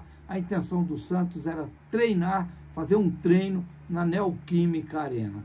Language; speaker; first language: Portuguese; native; Portuguese